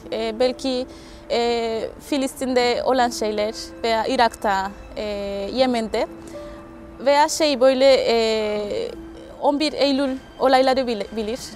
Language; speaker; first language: Turkish; non-native, fluent; Spanish